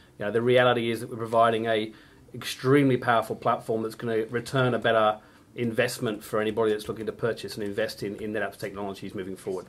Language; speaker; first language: English; native; English